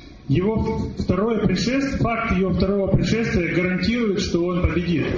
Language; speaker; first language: Russian; native; Russian